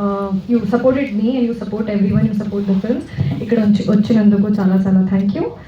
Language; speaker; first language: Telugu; non-native, local second language; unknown